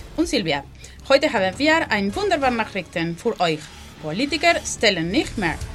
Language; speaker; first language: German; non-native, learner; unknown